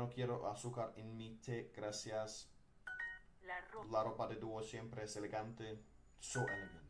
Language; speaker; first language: Spanish; non-native, learner; Dutch